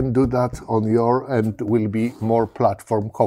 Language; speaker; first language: English; non-native, learner; Polish